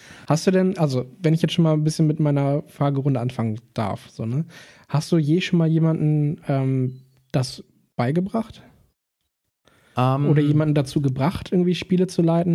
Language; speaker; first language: German; native; German